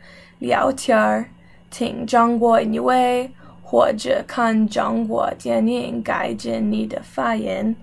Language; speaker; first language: Chinese; non-native, learner; English